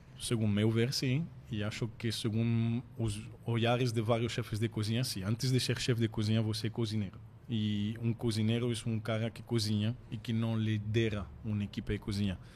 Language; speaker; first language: Portuguese; non-native, fluent; French